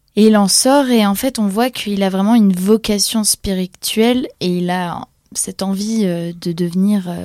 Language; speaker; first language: French; non-native, fluent; Polish